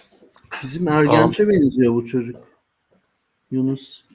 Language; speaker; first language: Turkish; early bilingual, heritage; Turkish